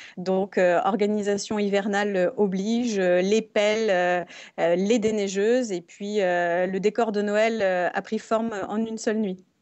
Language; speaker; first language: French; native; French